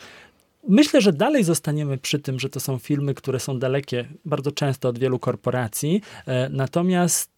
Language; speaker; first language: Polish; native; Polish